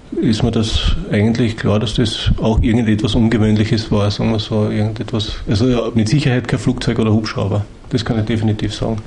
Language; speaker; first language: German; native; German